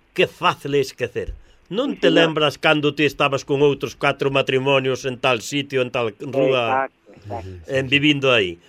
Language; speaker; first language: Galician; native; Galician